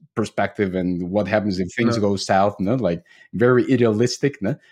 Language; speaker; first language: English; non-native, fluent; Spanish